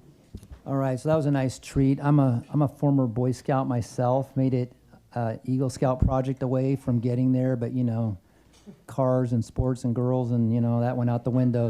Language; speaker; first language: English; native; English